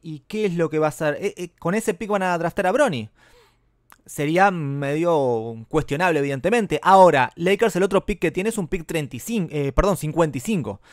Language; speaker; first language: Spanish; native; Spanish